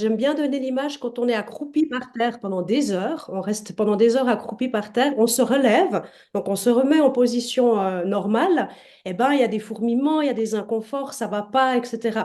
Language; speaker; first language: French; native; French